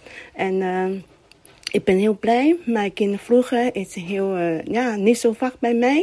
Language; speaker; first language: Dutch; non-native, learner; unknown